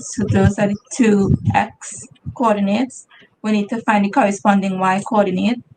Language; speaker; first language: English; native; English